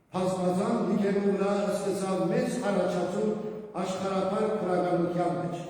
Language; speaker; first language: Armenian; native; Armenian